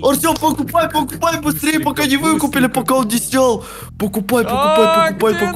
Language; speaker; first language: Russian; native; Russian